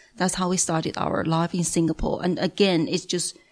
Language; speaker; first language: English; non-native, fluent; Chinese